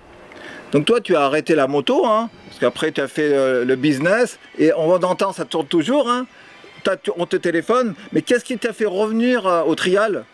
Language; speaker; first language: French; native; French